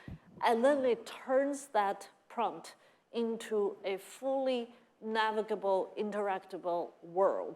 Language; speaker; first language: English; non-native, fluent; Chinese